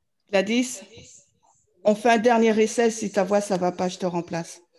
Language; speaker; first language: French; native; French